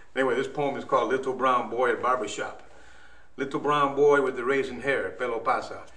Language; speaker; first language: English; native; English